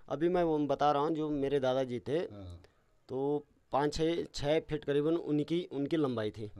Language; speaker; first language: Hindi; non-native, local second language; Garhwali